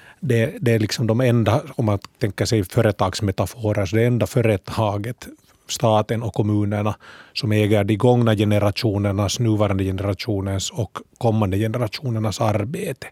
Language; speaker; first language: Swedish; native; Swedish